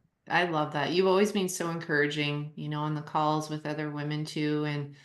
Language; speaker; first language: English; native; English